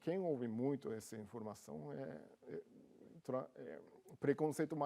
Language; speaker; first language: Portuguese; non-native, learner; Japanese